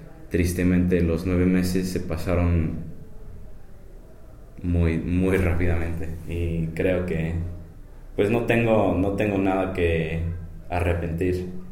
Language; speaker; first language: Spanish; non-native, fluent; English